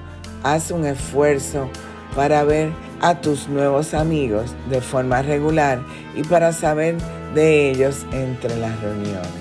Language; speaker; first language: Spanish; native; Spanish